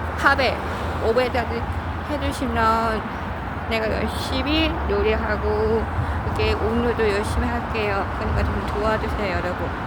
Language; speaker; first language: Korean; non-native, learner; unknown